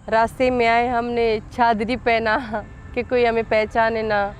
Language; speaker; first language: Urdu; non-native, fluent; Persian